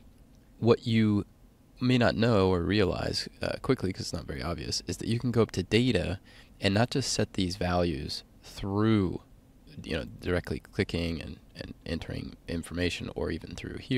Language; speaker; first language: English; native; English